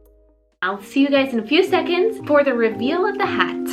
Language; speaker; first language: English; native; English